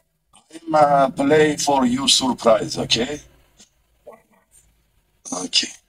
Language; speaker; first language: English; non-native, learner; Armenian